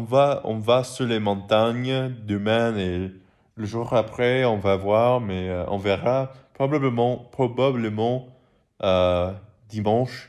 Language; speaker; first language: French; non-native, learner; English